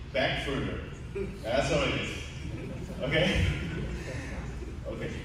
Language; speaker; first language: English; non-native, fluent; Indonesian